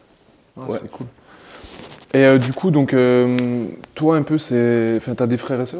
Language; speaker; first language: French; native; French